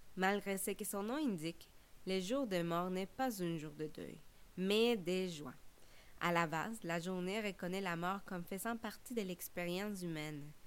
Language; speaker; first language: French; non-native, fluent; Spanish